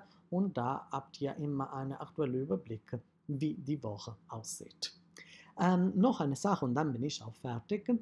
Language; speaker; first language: German; non-native, fluent; Italian